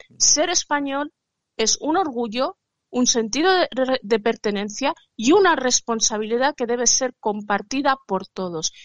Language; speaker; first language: Spanish; early bilingual, other home language; Arabic